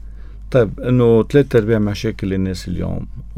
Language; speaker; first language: Arabic; native; Arabic